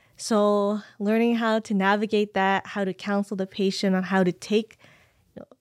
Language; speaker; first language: English; native; English